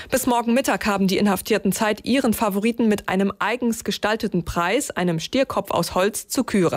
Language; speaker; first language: German; native; German